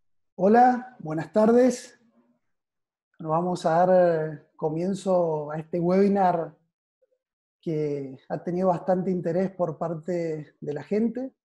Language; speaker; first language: Spanish; native; Spanish